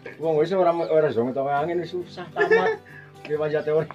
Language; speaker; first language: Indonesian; non-native, local second language; Javanese